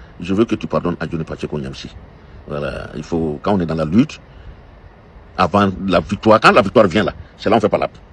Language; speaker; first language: French; non-native, local second language; Dyula